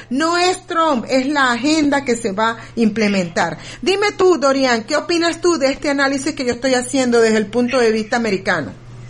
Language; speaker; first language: Spanish; native; Spanish